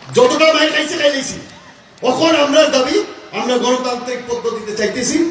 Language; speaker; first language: Bangla; native; Bangla